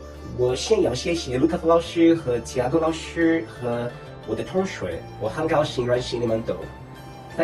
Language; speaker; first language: Chinese; non-native, learner; Portuguese